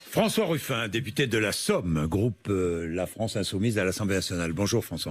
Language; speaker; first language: French; native; French